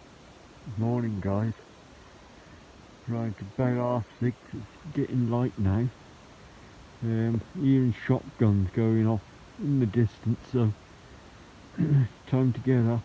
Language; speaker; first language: English; native; English